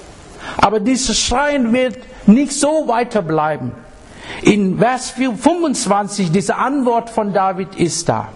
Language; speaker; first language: German; non-native, fluent; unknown